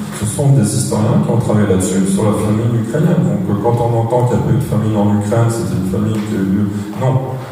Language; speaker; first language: French; native; French